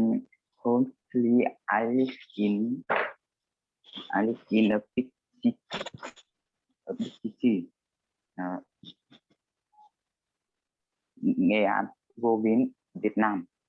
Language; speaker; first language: English; non-native, learner; Vietnamese